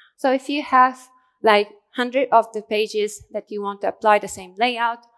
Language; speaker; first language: English; non-native, fluent; Japanese